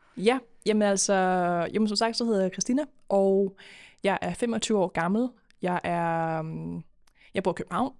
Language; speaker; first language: Danish; native; Danish